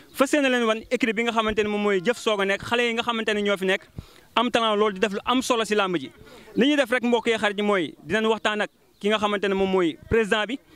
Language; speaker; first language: Wolof; native; Wolof